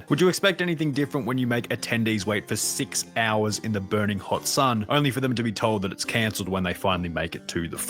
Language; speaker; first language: English; native; English